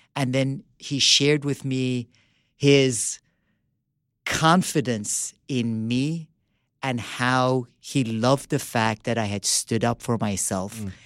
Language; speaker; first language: English; early bilingual, other home language; Persian